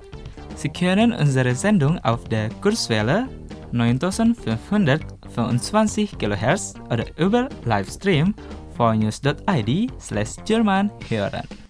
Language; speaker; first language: German; non-native, fluent; Indonesian